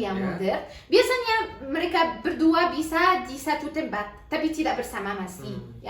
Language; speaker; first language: Indonesian; non-native, learner; Arabic